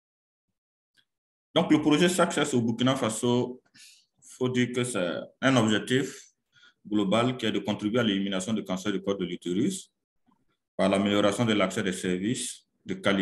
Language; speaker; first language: French; non-native, local second language; Mossi